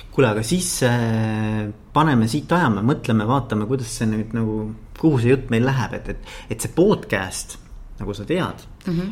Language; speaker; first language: Estonian; native; Estonian